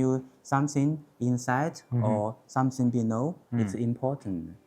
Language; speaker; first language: English; non-native, learner; Chinese